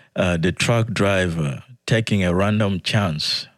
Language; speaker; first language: English; non-native, fluent; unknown